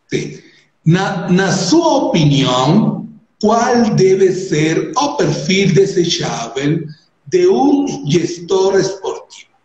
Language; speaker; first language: Portuguese; non-native, learner; Spanish